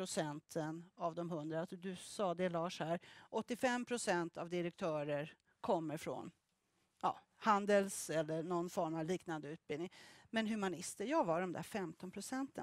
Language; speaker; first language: Swedish; native; Swedish